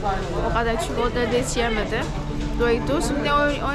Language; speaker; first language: Turkish; non-native, learner; Indonesian